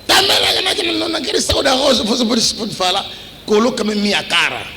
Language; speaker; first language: Portuguese; non-native, learner; Lingala